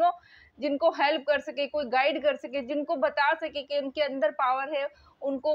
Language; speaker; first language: Hindi; native; Hindi